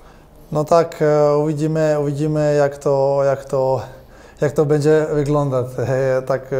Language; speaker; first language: Polish; non-native, learner; Croatian